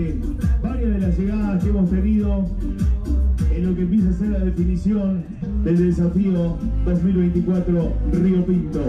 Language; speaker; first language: Spanish; native; Spanish